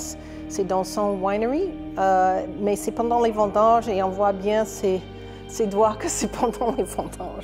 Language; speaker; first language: French; non-native, fluent; English